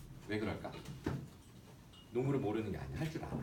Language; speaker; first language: Korean; native; Korean